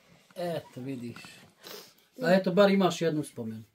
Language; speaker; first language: Bosnian; native; Bosnian